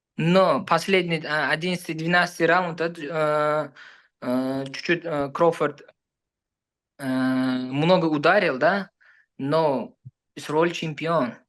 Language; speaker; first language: Russian; non-native, learner; Uzbek